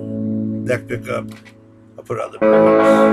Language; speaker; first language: English; native; English